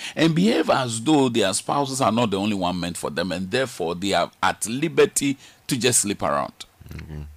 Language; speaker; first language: English; non-native, local second language; Ga